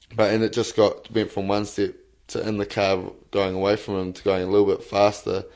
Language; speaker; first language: English; native; English